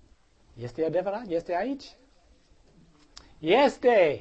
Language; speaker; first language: Romanian; non-native, learner; English